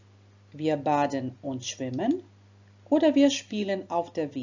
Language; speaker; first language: German; non-native, fluent; Croatian